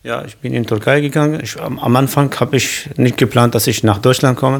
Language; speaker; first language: German; non-native, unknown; Kurdish